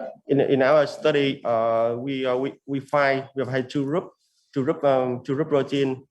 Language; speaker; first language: English; non-native, learner; Vietnamese